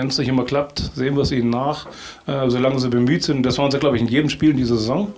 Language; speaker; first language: German; native; German